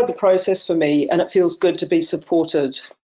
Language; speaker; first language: English; native; English